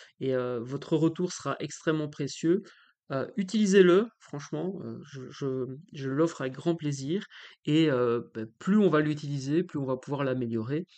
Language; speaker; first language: French; native; French